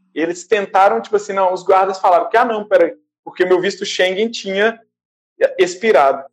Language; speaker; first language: Portuguese; native; Portuguese